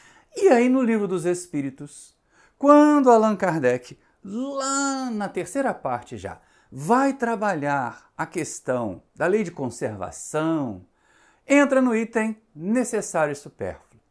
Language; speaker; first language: Portuguese; native; Portuguese